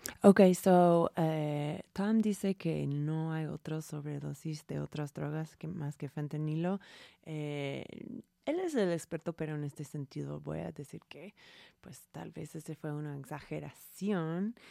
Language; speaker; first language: Spanish; non-native, fluent; English